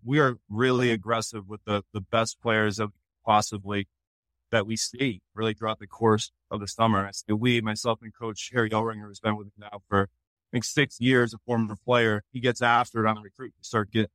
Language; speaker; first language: English; native; English